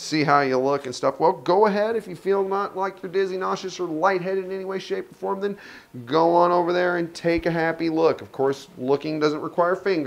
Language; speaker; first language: English; native; English